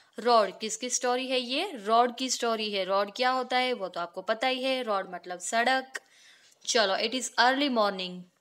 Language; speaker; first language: Hindi; non-native, local second language; Gujarati